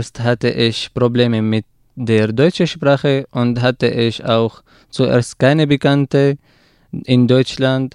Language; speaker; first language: German; non-native, learner; Arabic